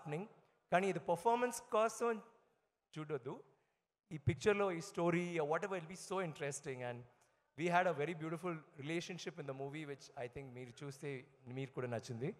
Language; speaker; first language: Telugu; non-native, learner; Tamil